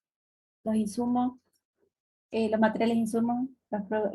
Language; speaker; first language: Spanish; native; Spanish